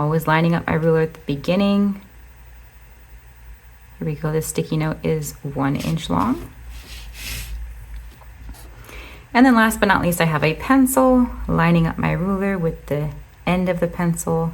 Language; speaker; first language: English; native; English